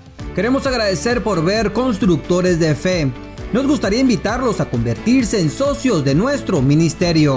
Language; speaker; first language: Spanish; native; Spanish